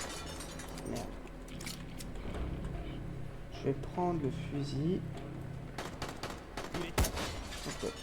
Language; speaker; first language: French; native; French